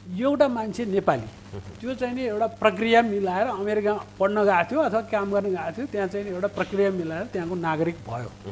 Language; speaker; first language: Nepali; native; Nepali